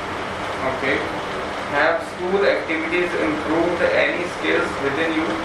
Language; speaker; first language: English; non-native, local second language; Punjabi